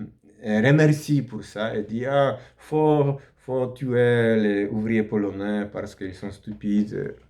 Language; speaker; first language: French; non-native, learner; Polish